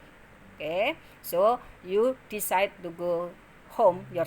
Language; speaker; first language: English; non-native, learner; Indonesian